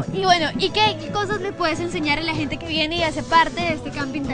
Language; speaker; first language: Spanish; native; Spanish